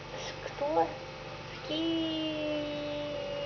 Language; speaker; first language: Russian; native; Russian